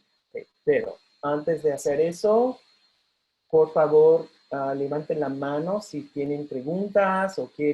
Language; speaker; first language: Spanish; non-native, fluent; English